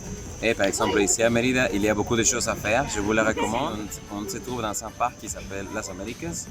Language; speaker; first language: French; non-native, fluent; Spanish